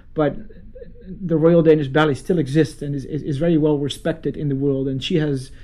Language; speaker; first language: English; non-native, fluent; Dutch